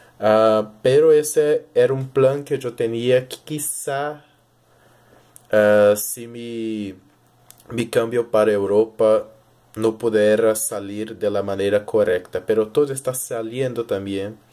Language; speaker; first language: Spanish; early bilingual, heritage; Portuguese